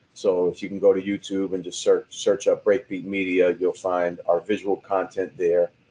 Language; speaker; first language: English; native; English